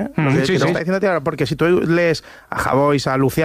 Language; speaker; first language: Spanish; native; Spanish